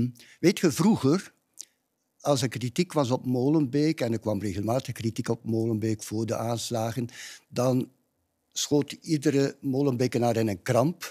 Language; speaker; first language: Dutch; native; Dutch